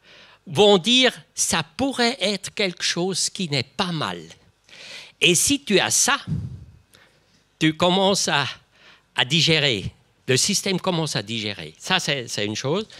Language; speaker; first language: French; non-native, local second language; German